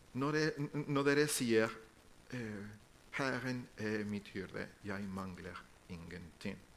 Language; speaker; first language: Norwegian; non-native, fluent; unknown